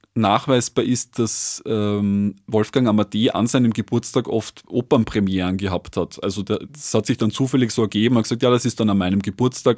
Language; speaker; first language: German; native; German